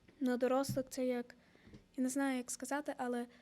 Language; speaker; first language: Ukrainian; early bilingual, heritage; Ukrainian